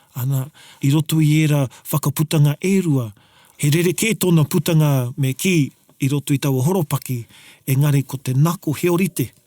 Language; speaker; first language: Māori; non-native, local second language; English